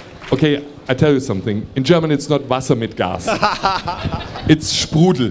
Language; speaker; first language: English; non-native, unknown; German